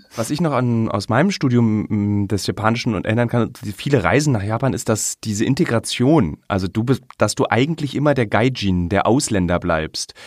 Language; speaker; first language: German; native; German